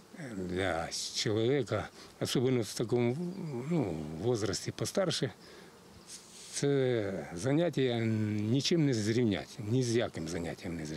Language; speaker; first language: Ukrainian; native; Ukrainian